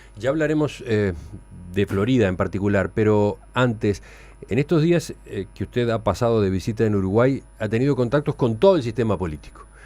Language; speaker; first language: Spanish; native; Spanish